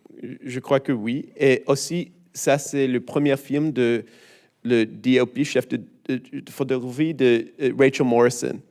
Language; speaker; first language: French; non-native, learner; English